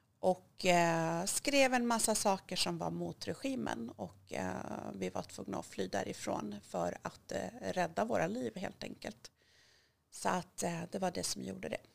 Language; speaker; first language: Swedish; early bilingual, other home language; Kurdish